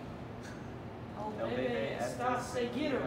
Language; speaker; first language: Spanish; non-native, learner; English